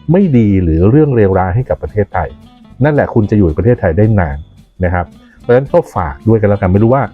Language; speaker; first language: Thai; native; Thai